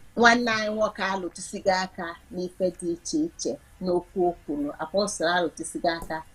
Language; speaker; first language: Igbo; native; Igbo